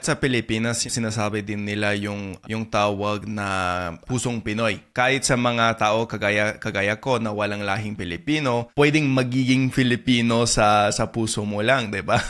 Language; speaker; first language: Filipino; non-native, fluent; English